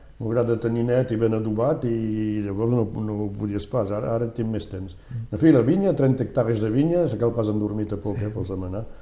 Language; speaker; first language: Catalan; non-native, local second language; French